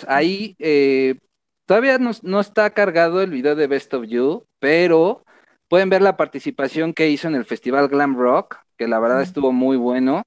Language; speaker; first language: Spanish; native; Spanish